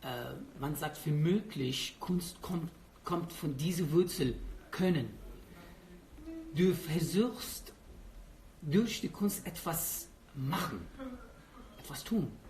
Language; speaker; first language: German; non-native, learner; Persian